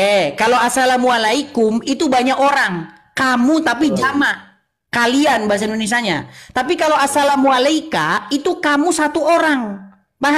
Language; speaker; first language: Indonesian; native; Indonesian